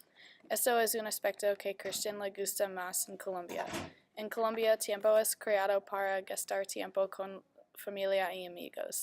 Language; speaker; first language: Spanish; non-native, learner; English